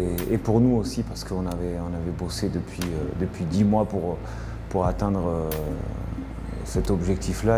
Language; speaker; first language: French; native; French